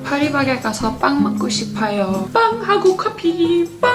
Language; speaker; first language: Korean; early bilingual, heritage; English